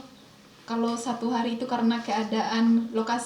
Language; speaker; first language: Indonesian; native; Indonesian